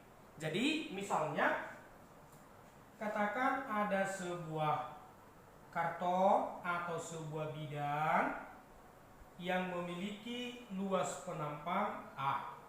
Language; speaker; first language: Indonesian; native; Indonesian